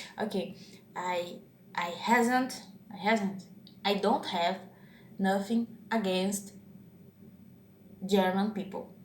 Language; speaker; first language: English; non-native, learner; Portuguese